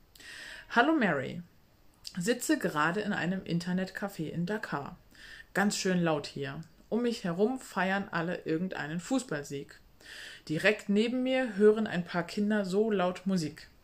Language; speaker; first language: German; native; German